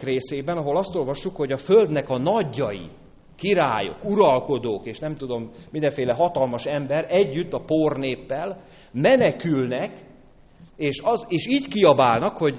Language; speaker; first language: Hungarian; native; Hungarian